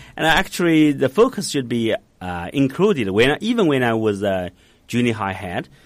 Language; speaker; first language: English; non-native, fluent; Chinese